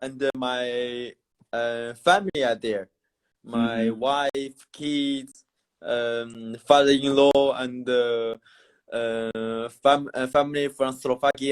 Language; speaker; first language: English; non-native, learner; Chinese